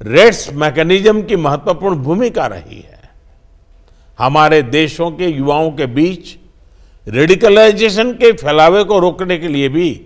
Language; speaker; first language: Hindi; non-native, local second language; Gujarati